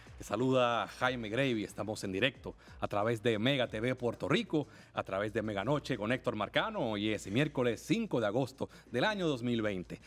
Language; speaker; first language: Spanish; native; Spanish